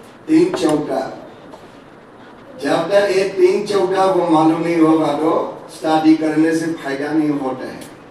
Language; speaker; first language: Hindi; non-native, learner; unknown